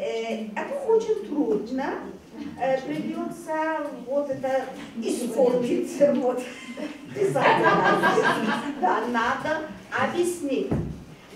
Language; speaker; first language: Russian; non-native, learner; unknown